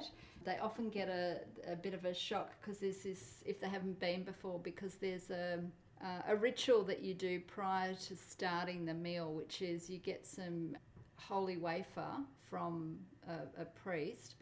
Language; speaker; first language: English; non-native, local second language; Polish